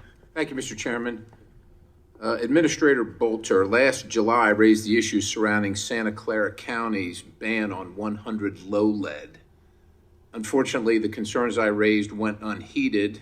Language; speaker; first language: English; native; English